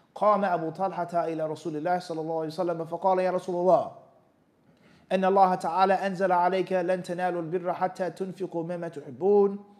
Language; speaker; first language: Arabic; non-native, fluent; English